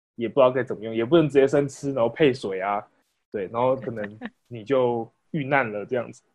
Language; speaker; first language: Chinese; native; Chinese